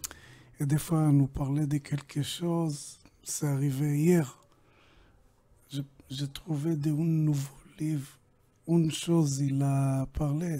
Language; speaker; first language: French; non-native, learner; Hebrew